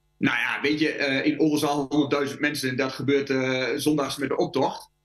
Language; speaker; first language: Dutch; native; Dutch